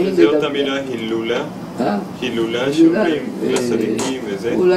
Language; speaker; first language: Hebrew; non-native, fluent; English